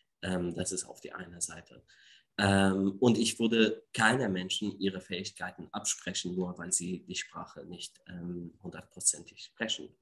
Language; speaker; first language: German; non-native, fluent; Arabic